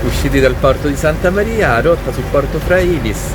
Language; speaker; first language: Italian; native; Italian